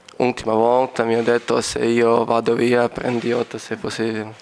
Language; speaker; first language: Italian; non-native, learner; Serbian